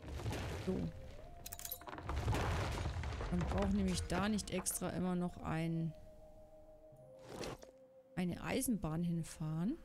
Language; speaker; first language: German; native; German